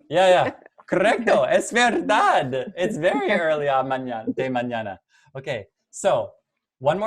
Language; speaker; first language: Spanish; non-native, fluent; English